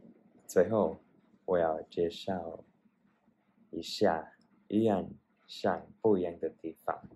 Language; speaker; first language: Chinese; non-native, learner; Spanish